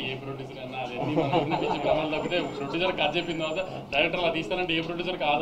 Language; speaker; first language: Telugu; native; Telugu